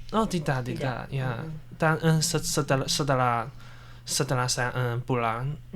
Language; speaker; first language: Indonesian; non-native, learner; Chinese